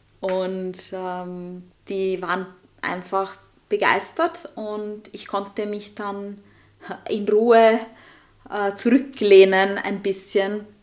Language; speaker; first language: German; non-native, fluent; Italian